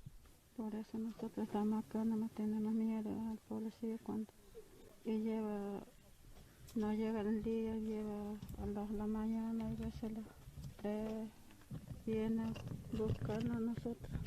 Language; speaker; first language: Spanish; non-native, local second language; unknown